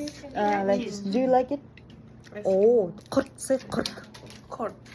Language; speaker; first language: English; non-native, learner; Kazakh